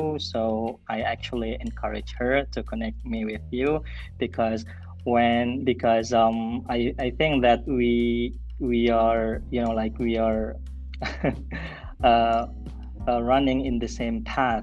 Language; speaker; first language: English; non-native, fluent; Indonesian